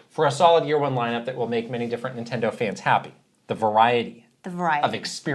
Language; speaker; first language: English; native; English